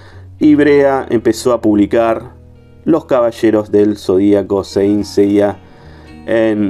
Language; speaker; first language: Spanish; native; Spanish